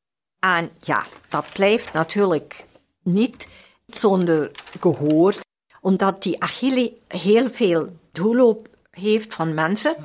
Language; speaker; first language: Dutch; non-native, fluent; German